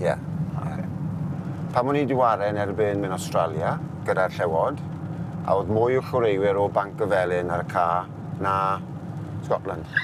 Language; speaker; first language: Welsh; native; Welsh